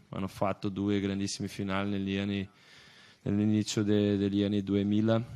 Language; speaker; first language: Italian; non-native, fluent; Portuguese